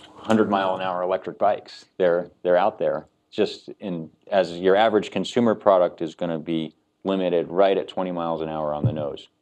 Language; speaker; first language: English; native; English